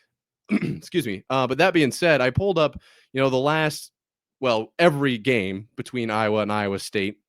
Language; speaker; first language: English; native; English